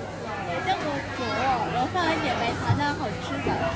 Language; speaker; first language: Chinese; non-native, fluent; Lao